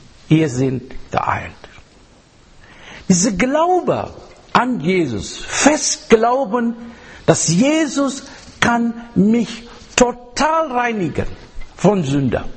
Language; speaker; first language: German; non-native, fluent; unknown